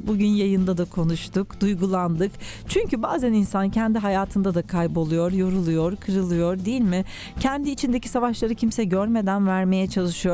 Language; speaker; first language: Turkish; native; Turkish